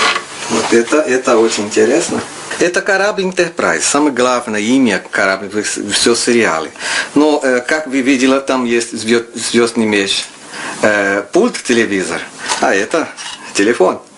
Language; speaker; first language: Russian; non-native, learner; Portuguese